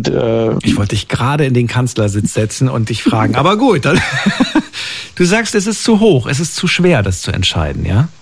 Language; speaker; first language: German; native; German